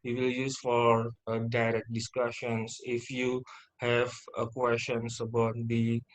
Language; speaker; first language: English; non-native, fluent; Indonesian